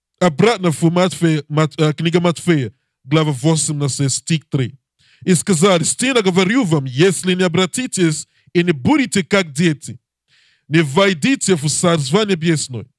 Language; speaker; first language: Russian; non-native, learner; English